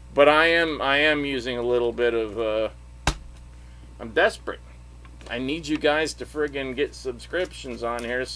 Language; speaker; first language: English; native; English